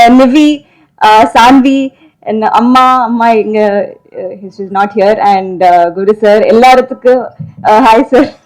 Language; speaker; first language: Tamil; non-native, learner; Telugu